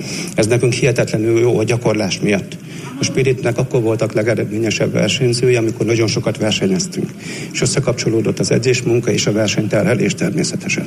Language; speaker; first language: Hungarian; native; Hungarian